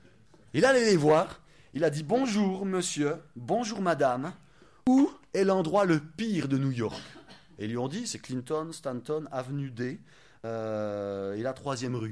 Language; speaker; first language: French; native; French